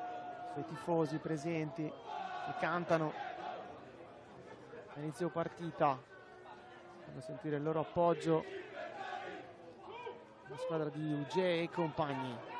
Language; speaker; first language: Italian; native; Italian